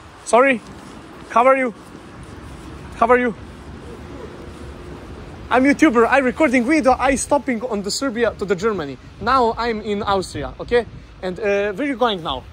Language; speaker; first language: English; non-native, learner; Serbian